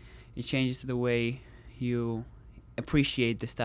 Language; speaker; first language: English; non-native, fluent; Georgian